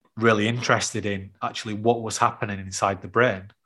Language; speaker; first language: English; native; English